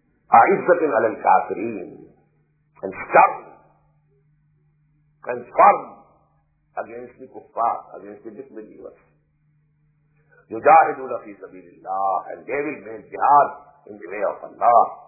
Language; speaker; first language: English; non-native, local second language; Urdu